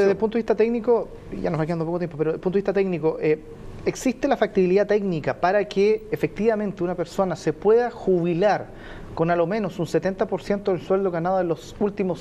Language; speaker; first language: Spanish; native; Spanish